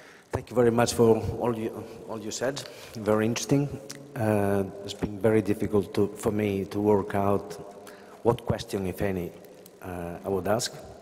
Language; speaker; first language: English; non-native, fluent; Italian